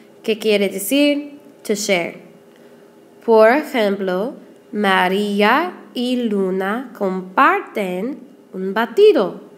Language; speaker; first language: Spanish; non-native, fluent; English